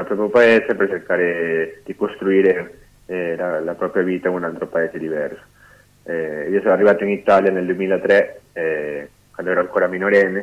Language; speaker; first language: Italian; non-native, fluent; Spanish